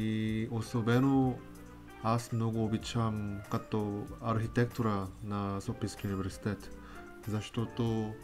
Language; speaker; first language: Bulgarian; non-native, learner; Korean